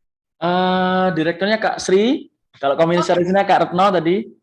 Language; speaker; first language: Indonesian; native; Indonesian